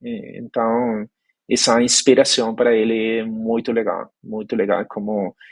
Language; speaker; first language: Portuguese; non-native, fluent; Spanish